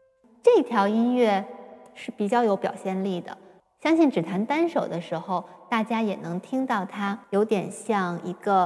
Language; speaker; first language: Chinese; native; Chinese